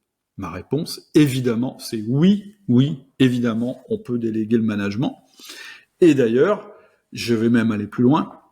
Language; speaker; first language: French; native; French